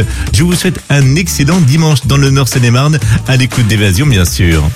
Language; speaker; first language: French; native; French